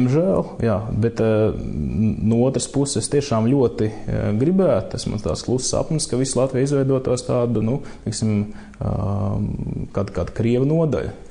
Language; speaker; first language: Latvian; native; Latvian